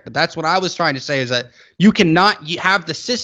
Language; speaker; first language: English; native; English